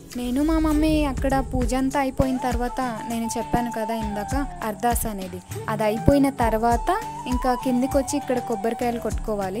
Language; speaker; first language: Telugu; non-native, local second language; Lambadi